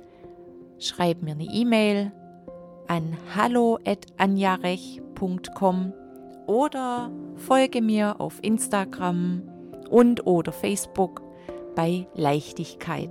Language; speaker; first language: German; native; German